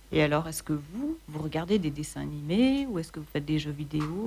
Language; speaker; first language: French; native; French